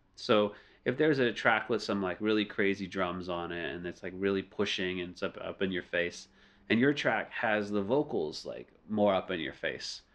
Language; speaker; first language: English; native; English